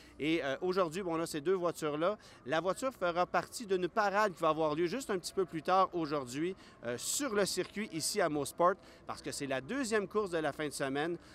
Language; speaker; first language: French; native; French